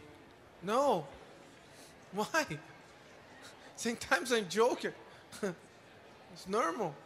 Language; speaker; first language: English; non-native, learner; Portuguese